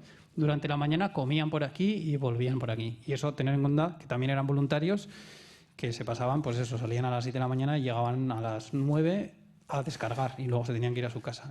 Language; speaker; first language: Spanish; native; Spanish